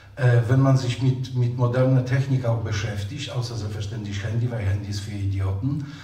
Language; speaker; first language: German; non-native, fluent; Polish